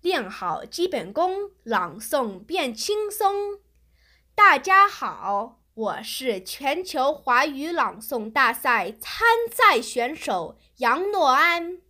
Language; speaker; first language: Chinese; early bilingual, heritage; Chinese